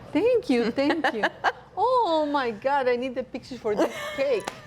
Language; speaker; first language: English; non-native, learner; Spanish